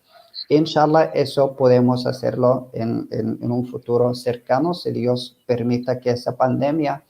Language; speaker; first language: Spanish; non-native, fluent; Arabic